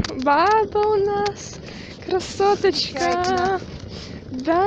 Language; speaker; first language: Russian; native; Russian